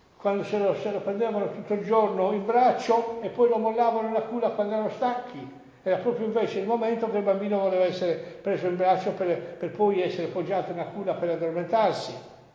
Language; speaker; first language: Italian; native; Italian